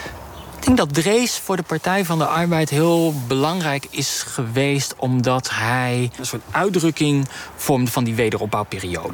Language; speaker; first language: Dutch; native; Dutch